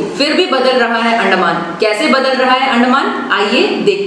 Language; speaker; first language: Hindi; native; Hindi